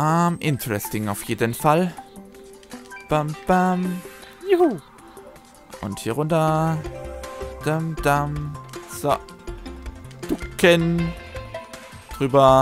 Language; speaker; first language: German; native; German